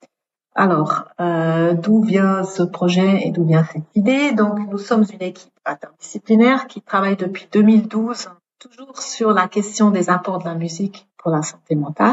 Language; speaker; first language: French; native; French